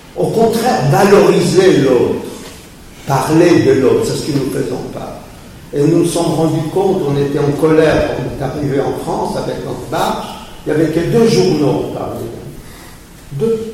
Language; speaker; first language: French; early bilingual, other home language; Polish